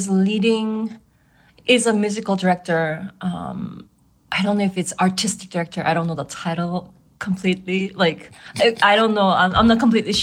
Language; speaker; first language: English; non-native, fluent; Korean